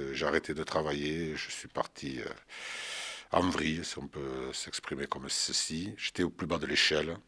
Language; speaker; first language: French; early bilingual, other home language; Arabic